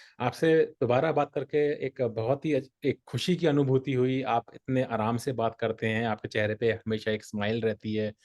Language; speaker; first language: Hindi; native; Hindi